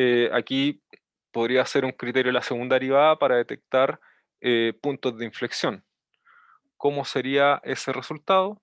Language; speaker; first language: Spanish; native; Spanish